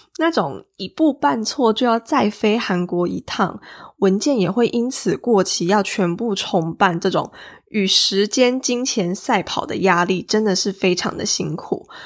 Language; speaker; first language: Chinese; native; Chinese